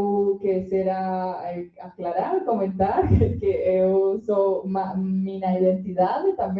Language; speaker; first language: Portuguese; non-native, learner; Spanish